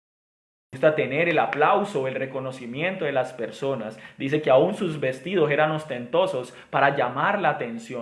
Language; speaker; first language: Spanish; native; Spanish